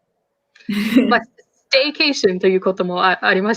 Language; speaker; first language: Japanese; non-native, fluent; English